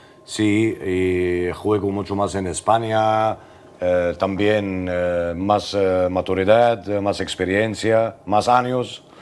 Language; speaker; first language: Spanish; non-native, learner; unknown